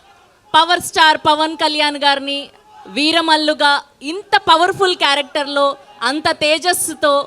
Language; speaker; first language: Telugu; native; Telugu